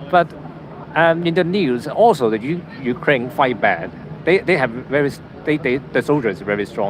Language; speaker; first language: English; non-native, learner; Cantonese